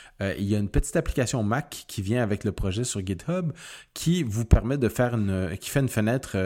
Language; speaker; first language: French; native; French